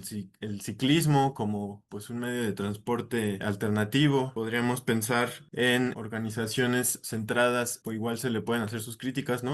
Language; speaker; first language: Spanish; native; Spanish